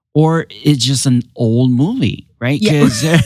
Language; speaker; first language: English; non-native, fluent; Chinese